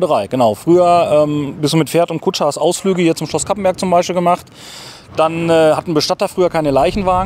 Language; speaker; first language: German; native; German